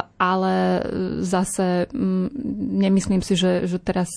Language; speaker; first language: Slovak; native; Slovak